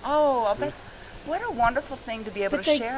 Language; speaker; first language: English; native; English